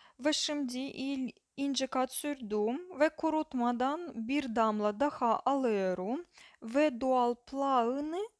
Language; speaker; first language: Turkish; non-native, learner; Russian